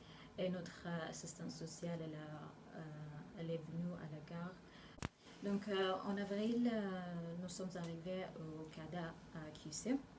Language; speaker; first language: French; non-native, learner; Arabic